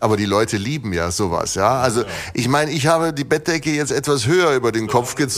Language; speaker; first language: German; native; German